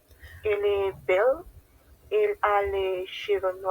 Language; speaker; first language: French; non-native, learner; Spanish